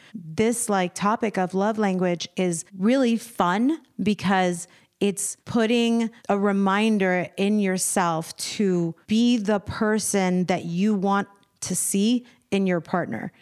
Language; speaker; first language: English; native; English